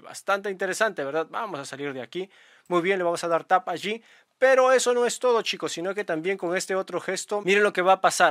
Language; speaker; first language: Spanish; native; Spanish